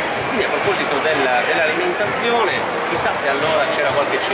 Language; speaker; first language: Italian; native; Italian